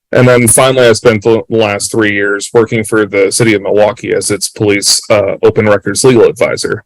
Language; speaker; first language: English; native; English